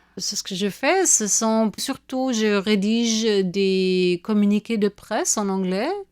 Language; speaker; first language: French; non-native, fluent; German